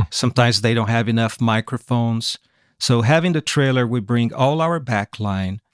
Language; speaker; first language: English; non-native, fluent; Portuguese